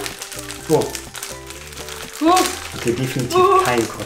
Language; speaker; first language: German; native; German